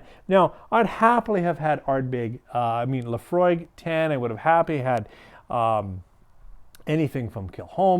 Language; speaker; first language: English; native; English